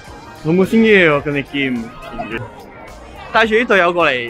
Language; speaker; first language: Korean; non-native, learner; Cantonese